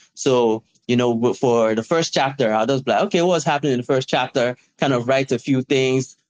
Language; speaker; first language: English; non-native, local second language; Yoruba